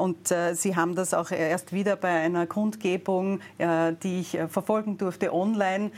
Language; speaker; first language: German; native; German